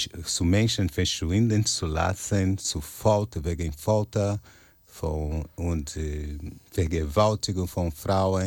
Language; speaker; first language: German; non-native, fluent; Portuguese